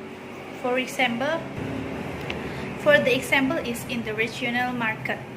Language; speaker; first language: English; non-native, learner; Indonesian